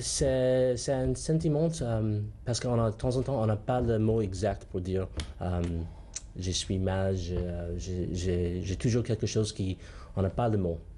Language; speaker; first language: French; non-native, learner; English